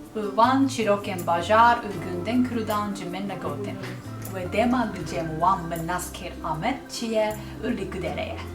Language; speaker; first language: Kurdish; non-native, learner; Japanese